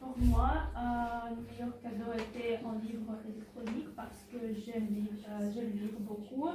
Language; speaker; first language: French; non-native, learner; Ukrainian